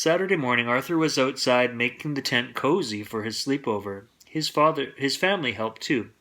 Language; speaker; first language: English; native; English